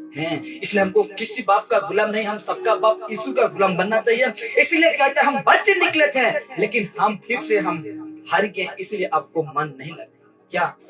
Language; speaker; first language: Hindi; non-native, local second language; Odia